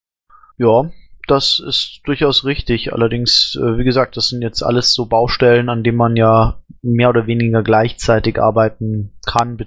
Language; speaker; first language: German; native; German